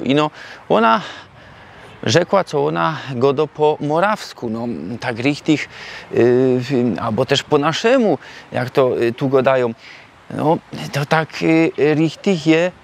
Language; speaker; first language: Polish; non-native, local second language; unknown